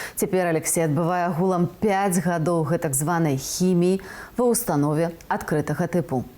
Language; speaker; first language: Belarusian; native; Belarusian